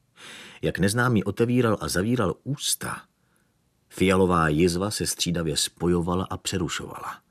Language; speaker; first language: Czech; native; Czech